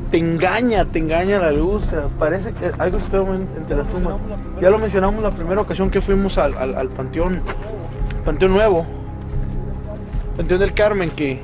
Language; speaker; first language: Spanish; native; Spanish